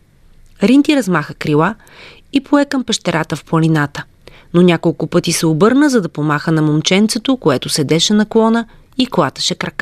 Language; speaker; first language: Bulgarian; native; Bulgarian